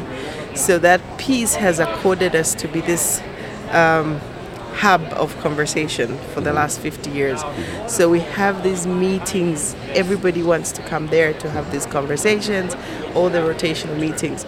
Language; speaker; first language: English; non-native, local second language; Bemba